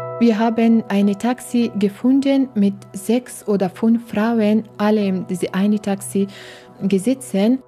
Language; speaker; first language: German; non-native, learner; Persian